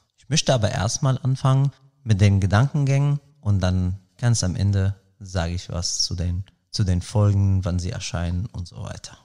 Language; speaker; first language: German; non-native, fluent; Arabic